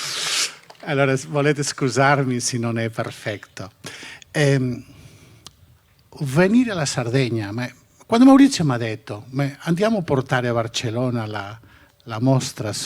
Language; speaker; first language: Italian; non-native, fluent; Catalan